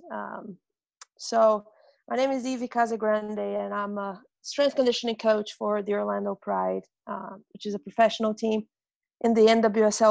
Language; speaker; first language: English; non-native, fluent; Portuguese